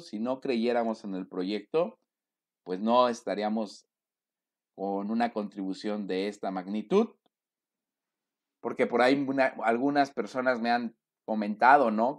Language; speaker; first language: Spanish; native; Spanish